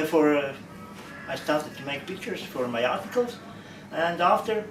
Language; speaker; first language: English; non-native, learner; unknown